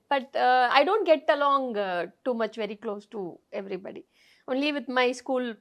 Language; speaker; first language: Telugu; non-native, fluent; Tamil